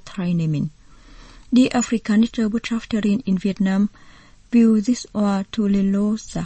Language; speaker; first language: German; non-native, fluent; Vietnamese